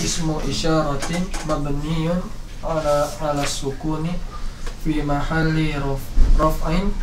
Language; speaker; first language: Arabic; non-native, learner; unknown